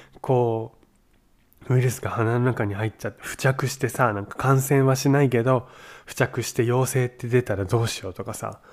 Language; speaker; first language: Japanese; native; Japanese